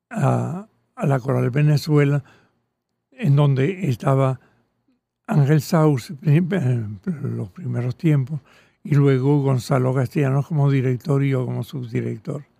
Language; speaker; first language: Spanish; early bilingual, other home language; Catalan